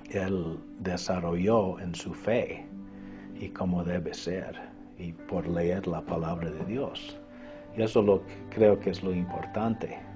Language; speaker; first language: Spanish; non-native, fluent; English